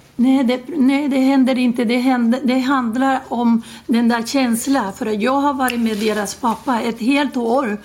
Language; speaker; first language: Swedish; non-native, learner; Spanish